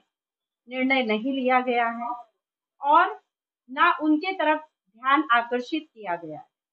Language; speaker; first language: Hindi; native; Hindi